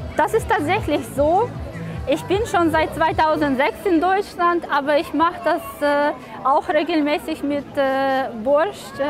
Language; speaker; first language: German; non-native, fluent; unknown